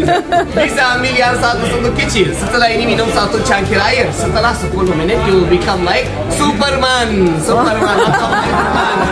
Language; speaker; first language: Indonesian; non-native, fluent; Turkish